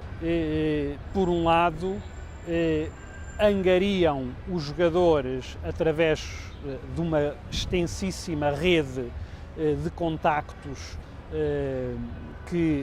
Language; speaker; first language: Portuguese; native; Portuguese